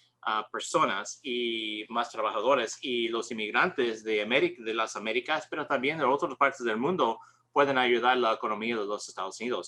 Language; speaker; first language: Spanish; non-native, learner; English